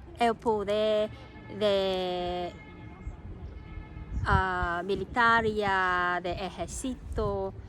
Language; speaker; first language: Spanish; non-native, learner; Cantonese